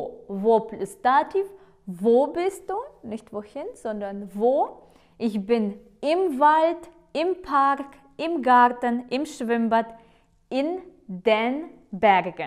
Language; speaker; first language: German; non-native, fluent; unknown